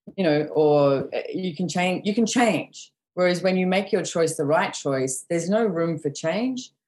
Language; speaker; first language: English; native; English